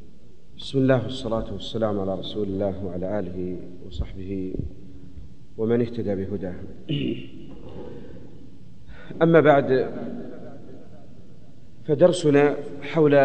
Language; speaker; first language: Arabic; native; Arabic